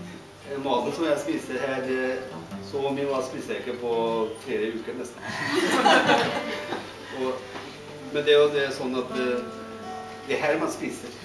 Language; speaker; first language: Norwegian; non-native, fluent; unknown